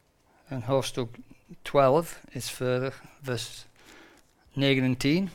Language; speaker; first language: Dutch; non-native, fluent; English